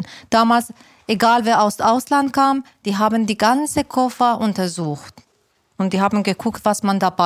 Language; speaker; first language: German; non-native, learner; Persian